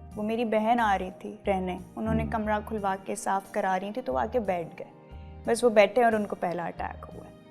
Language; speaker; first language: Urdu; native; Urdu